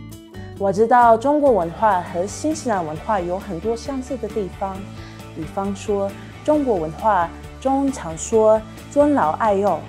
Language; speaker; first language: Chinese; non-native, learner; English